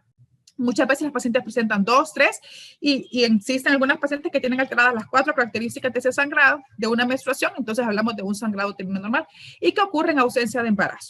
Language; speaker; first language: Spanish; native; Spanish